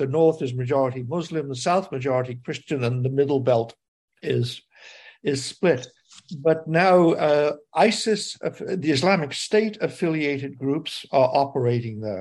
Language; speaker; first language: English; native; English